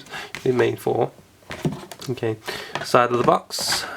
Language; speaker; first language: English; native; English